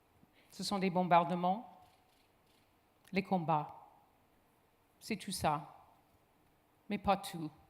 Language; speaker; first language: French; non-native, local second language; English